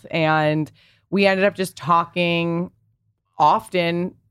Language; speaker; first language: English; early bilingual, other home language; Italian